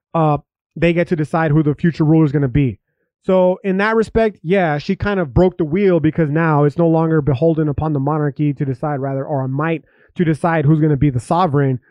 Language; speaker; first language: English; native; English